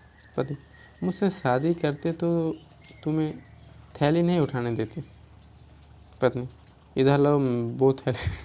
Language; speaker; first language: Hindi; non-native, local second language; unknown